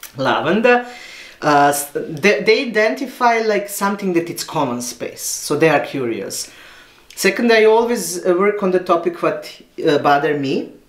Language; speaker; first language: English; non-native, learner; Serbian